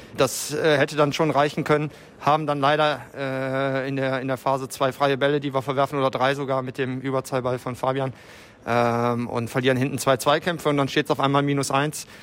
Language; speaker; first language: German; native; German